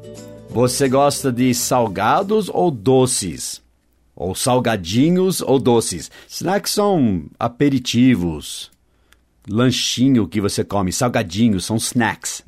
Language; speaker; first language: Portuguese; non-native, fluent; English